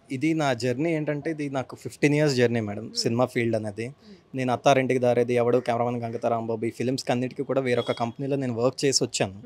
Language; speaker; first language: Telugu; native; Telugu